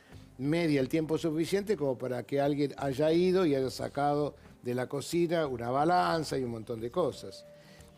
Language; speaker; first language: Spanish; native; Spanish